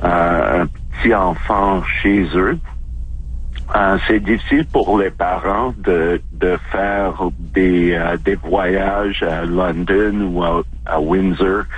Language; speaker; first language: French; non-native, local second language; English